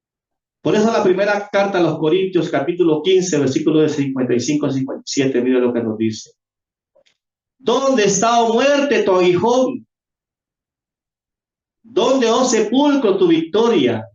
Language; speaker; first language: Spanish; native; Spanish